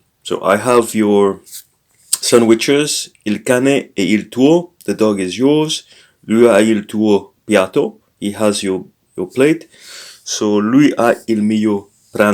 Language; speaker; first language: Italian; non-native, learner; English